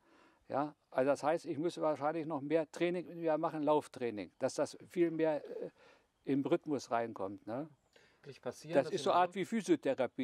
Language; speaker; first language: German; native; German